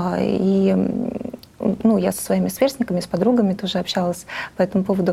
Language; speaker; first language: Russian; native; Russian